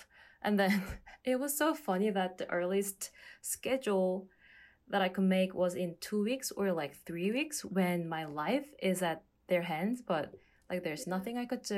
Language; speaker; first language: English; non-native, fluent; Korean